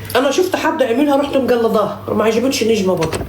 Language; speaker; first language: Arabic; native; Arabic